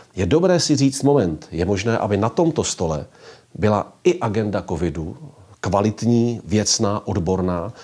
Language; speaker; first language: Czech; native; Czech